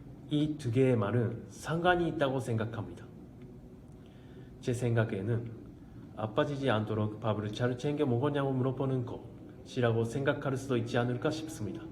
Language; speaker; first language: Korean; non-native, fluent; Japanese